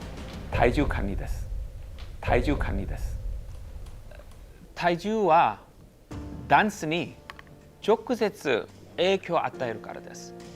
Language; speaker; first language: Japanese; non-native, learner; Korean